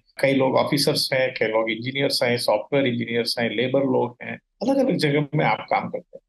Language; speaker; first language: Hindi; non-native, local second language; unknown